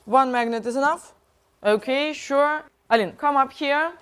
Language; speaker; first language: English; non-native, fluent; Russian